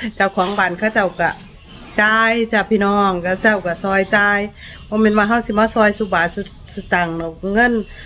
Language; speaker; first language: Thai; native; Thai